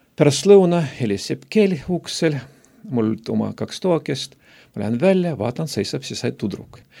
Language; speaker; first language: Estonian; non-native, local second language; Russian